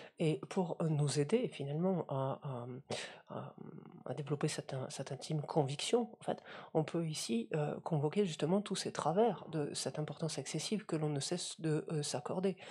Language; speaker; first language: French; native; French